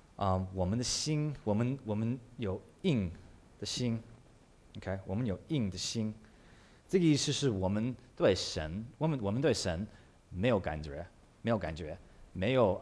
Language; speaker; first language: Chinese; early bilingual, heritage; English